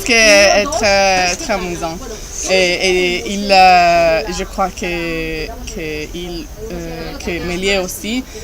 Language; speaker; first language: French; non-native, learner; Italian